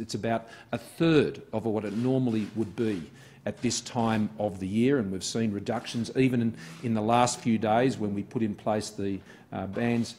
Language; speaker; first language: English; native; English